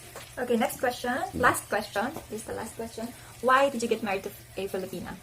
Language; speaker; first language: English; non-native, local second language; Filipino